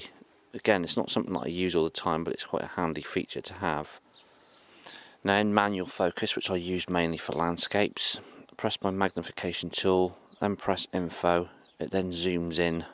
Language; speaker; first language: English; native; English